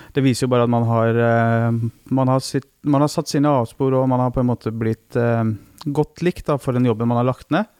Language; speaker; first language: Norwegian; early bilingual, other home language; Persian